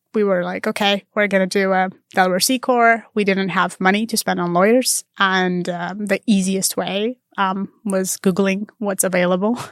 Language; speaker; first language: English; non-native, fluent; Armenian